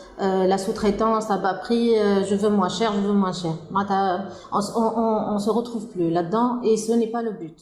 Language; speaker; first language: French; non-native, local second language; Arabic